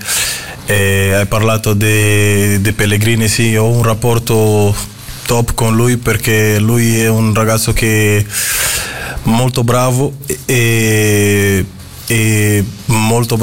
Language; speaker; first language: Italian; non-native, fluent; Portuguese